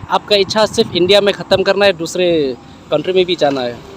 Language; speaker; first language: Hindi; non-native, local second language; Khasi